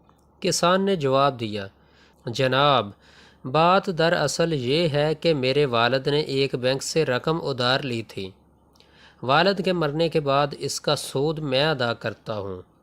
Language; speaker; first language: Urdu; native; Urdu